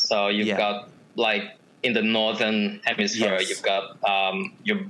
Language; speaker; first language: English; non-native, fluent; French